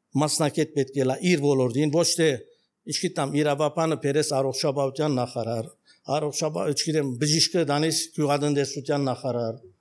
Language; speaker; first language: Armenian; early bilingual, heritage; Armenian